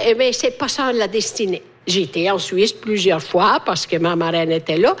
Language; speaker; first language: French; non-native, fluent; Italian